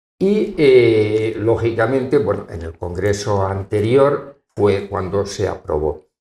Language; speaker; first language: Spanish; native; Spanish